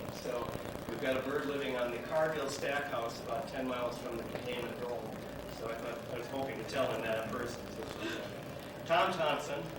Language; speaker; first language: English; native; English